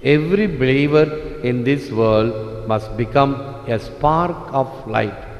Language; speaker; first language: English; non-native, local second language; Tamil